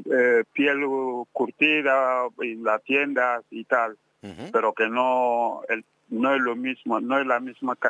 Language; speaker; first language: Spanish; non-native, fluent; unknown